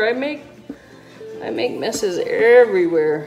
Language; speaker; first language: English; native; English